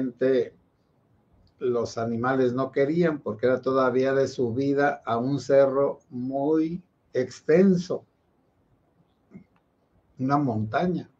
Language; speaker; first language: Spanish; native; Spanish